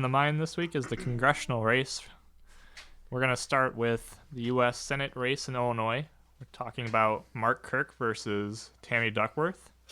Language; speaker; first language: English; native; English